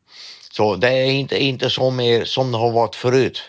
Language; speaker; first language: Swedish; non-native, fluent; Dutch